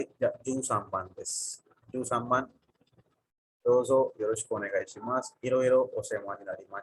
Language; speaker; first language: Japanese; non-native, fluent; Urdu